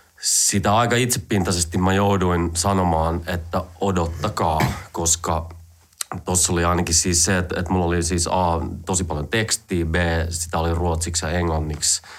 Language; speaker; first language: Finnish; native; Finnish